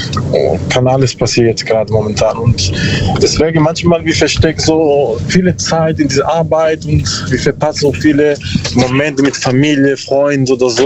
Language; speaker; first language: German; non-native, learner; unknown